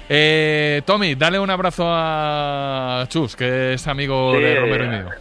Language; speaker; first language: Spanish; native; Spanish